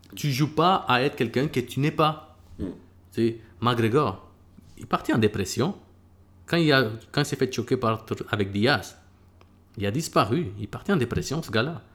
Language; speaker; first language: French; early bilingual, other home language; Spanish